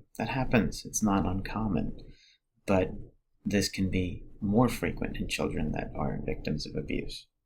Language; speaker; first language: English; native; English